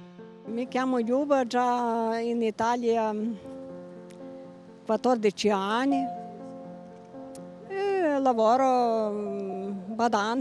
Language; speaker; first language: Italian; non-native, learner; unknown